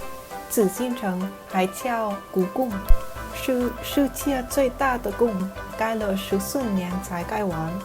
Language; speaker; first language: Chinese; non-native, learner; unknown